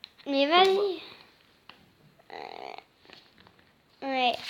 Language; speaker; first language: French; native; French